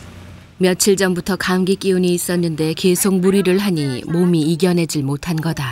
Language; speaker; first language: Korean; native; Korean